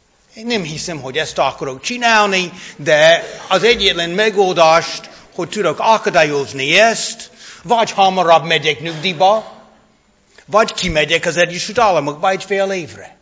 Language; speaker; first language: Hungarian; non-native, fluent; English